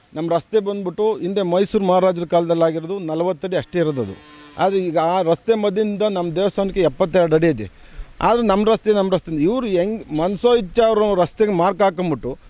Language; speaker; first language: Kannada; native; Kannada